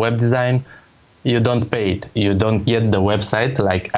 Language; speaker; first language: English; non-native, fluent; Romanian